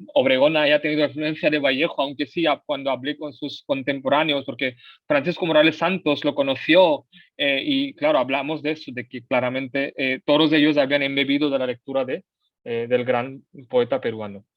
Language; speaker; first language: Spanish; non-native, fluent; Marathi